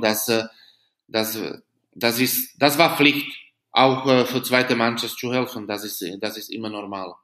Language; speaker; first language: German; non-native, learner; Slovak